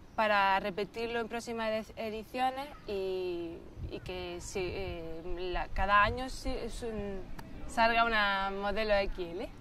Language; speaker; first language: Spanish; native; Spanish